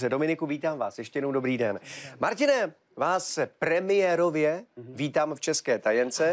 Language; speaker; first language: Czech; native; Czech